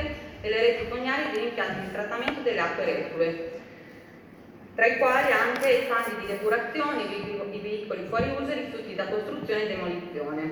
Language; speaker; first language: Italian; native; Italian